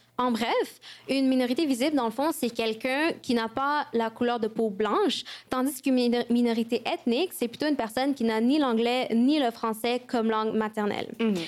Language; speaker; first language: French; early bilingual, other home language; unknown